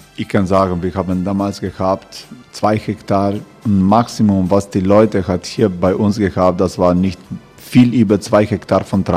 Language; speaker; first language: German; non-native, learner; Croatian